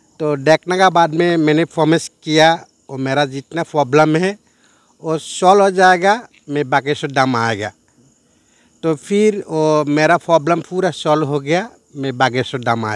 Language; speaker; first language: Hindi; non-native, learner; Bangla